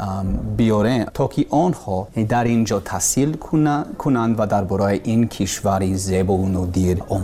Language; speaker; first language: Persian; non-native, learner; English